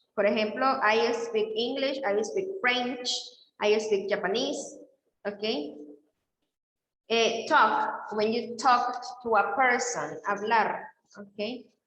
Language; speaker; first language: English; non-native, fluent; Spanish